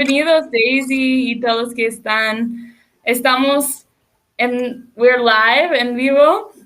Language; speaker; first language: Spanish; non-native, learner; English